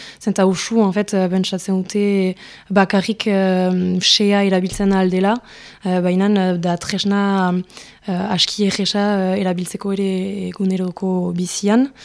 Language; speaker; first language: Basque; native; Basque